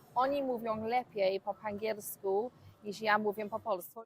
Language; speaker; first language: Polish; early bilingual, heritage; Polish